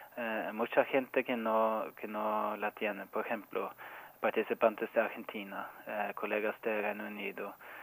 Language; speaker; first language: Spanish; non-native, fluent; Norwegian